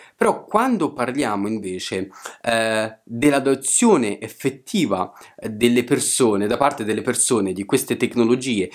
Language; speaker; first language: Italian; native; Italian